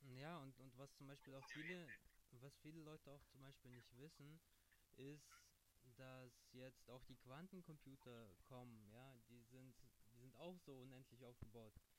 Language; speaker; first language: German; early bilingual, other home language; Russian